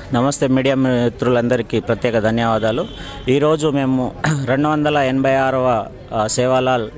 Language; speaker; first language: Telugu; non-native, local second language; Lambadi